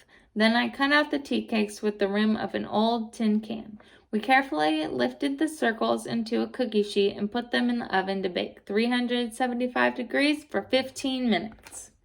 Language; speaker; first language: English; native; English